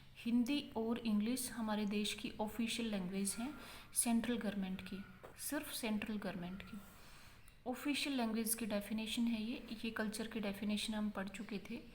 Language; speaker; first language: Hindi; native; Hindi